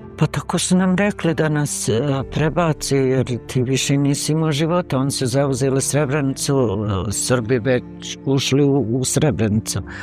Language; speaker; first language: Bosnian; native; Bosnian